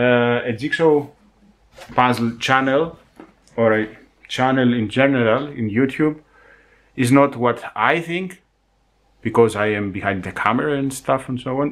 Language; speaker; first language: English; non-native, fluent; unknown